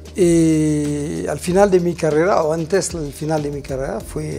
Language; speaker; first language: Spanish; non-native, fluent; French